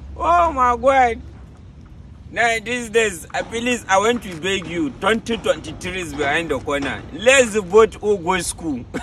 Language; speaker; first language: Nigerian Pidgin; non-native, local second language; Hausa